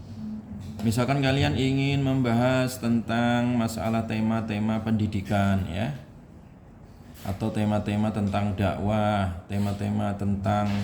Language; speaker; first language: Indonesian; native; Indonesian